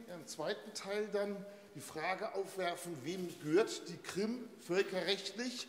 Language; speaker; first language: German; native; German